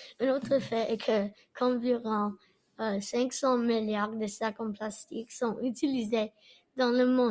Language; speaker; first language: French; non-native, learner; English